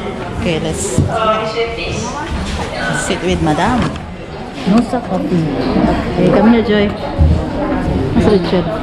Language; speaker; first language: English; non-native, local second language; Filipino